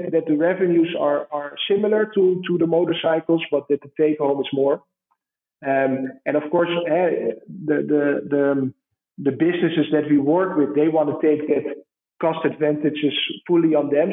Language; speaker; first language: English; non-native, fluent; Dutch